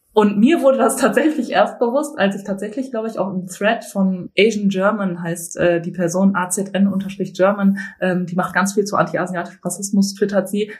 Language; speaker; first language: German; native; German